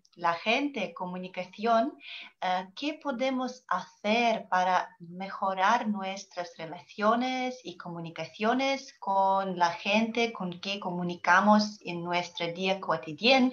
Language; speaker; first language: Spanish; non-native, learner; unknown